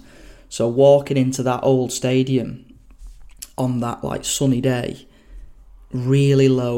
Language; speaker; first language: English; native; English